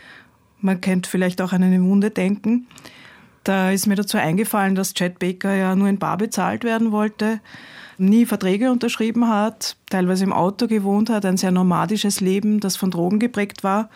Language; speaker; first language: German; native; German